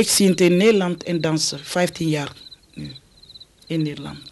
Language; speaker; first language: Dutch; non-native, fluent; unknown